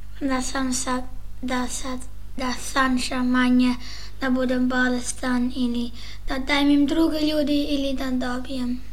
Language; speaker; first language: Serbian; early bilingual, heritage; Serbian